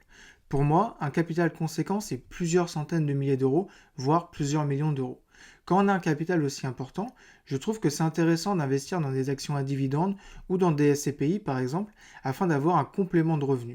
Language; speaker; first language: French; native; French